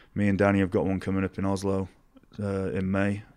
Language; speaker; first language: English; native; English